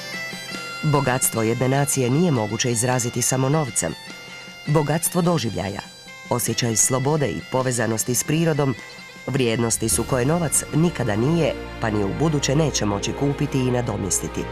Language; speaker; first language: Croatian; native; Croatian